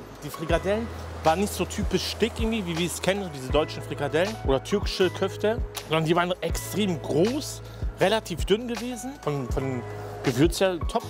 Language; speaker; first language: German; native; German